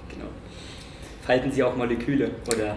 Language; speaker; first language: German; native; German